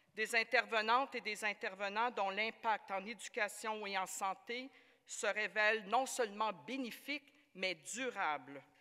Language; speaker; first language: French; native; French